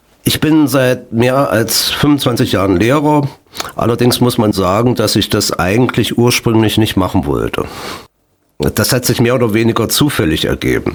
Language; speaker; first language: German; native; German